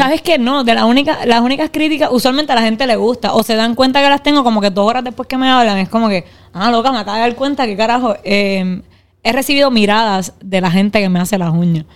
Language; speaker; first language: Spanish; native; Spanish